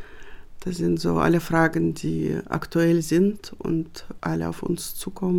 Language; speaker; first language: German; non-native, fluent; Russian